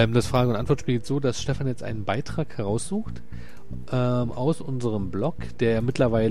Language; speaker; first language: German; native; German